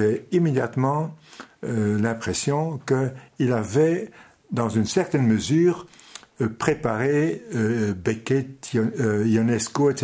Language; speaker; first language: French; non-native, local second language; Dutch